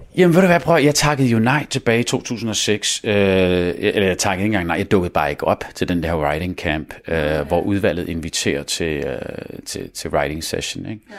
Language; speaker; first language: Danish; early bilingual, other home language; Arabic